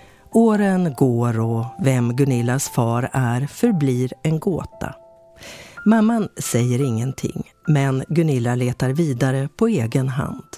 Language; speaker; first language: Swedish; native; Swedish